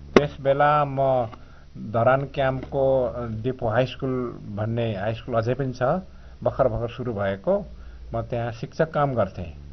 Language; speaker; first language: Nepali; non-native, local second language; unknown